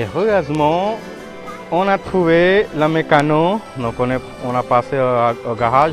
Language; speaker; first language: French; non-native, fluent; Hindi